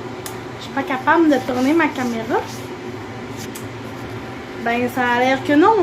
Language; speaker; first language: French; native; French